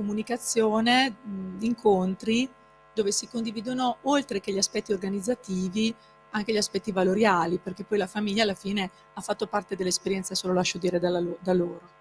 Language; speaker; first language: Italian; native; Italian